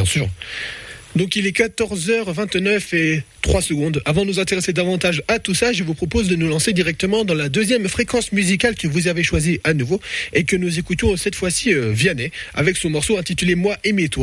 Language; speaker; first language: French; native; French